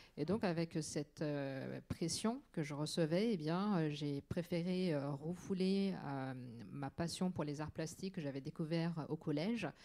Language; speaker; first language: French; native; French